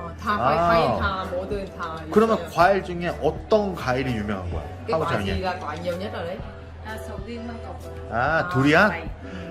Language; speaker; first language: Korean; non-native, fluent; Vietnamese